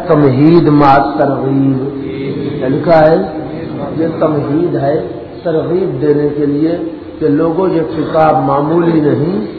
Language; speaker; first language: Urdu; non-native, local second language; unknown